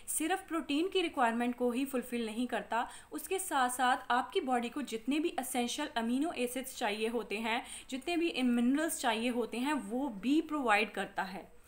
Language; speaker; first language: Hindi; non-native, local second language; Punjabi